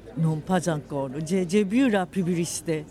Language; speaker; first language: French; non-native, fluent; Japanese